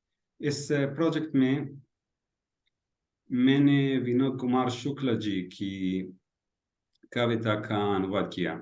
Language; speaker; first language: Hindi; non-native, learner; Hebrew